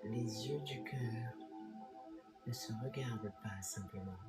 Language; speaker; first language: French; native; French